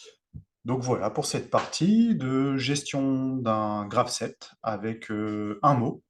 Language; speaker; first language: French; native; French